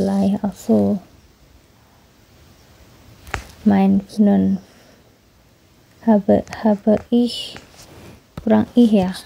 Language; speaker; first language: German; non-native, fluent; Indonesian